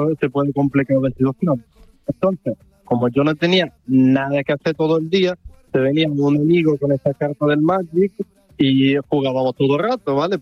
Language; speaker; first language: Spanish; non-native, fluent; Italian